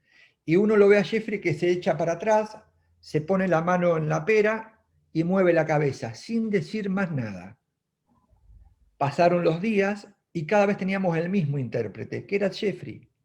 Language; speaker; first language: Spanish; native; Spanish